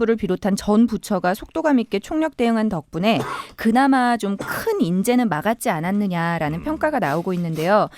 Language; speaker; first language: Korean; native; Korean